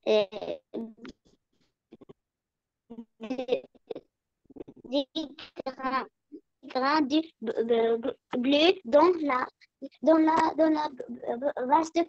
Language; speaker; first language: French; non-native, learner; Arabic